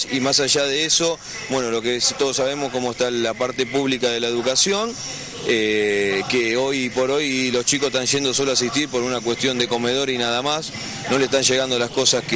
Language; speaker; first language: Spanish; native; Spanish